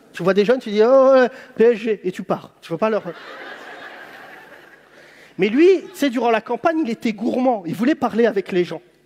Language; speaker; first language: French; native; French